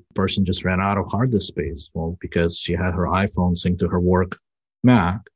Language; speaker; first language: English; early bilingual, other home language; Russian